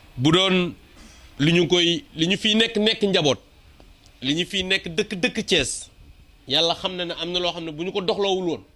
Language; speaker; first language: Wolof; native; Wolof